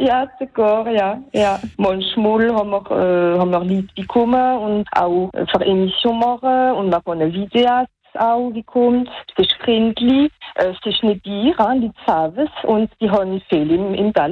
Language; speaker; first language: German; non-native, local second language; French